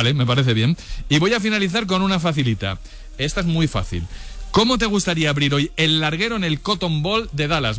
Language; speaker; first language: Spanish; native; Spanish